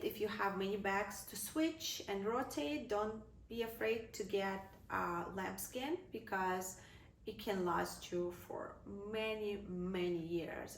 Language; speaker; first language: English; non-native, fluent; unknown